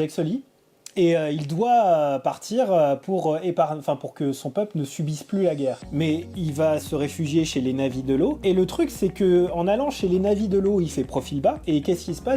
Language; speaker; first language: French; native; French